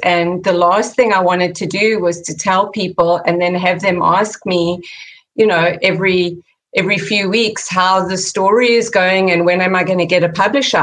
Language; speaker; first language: English; native; English